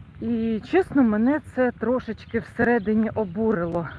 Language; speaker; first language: Ukrainian; non-native, local second language; Russian